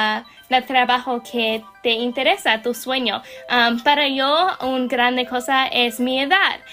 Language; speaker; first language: Spanish; non-native, learner; English